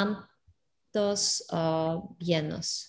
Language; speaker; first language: Spanish; non-native, learner; Russian